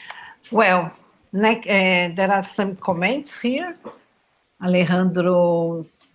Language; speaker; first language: English; non-native, fluent; Portuguese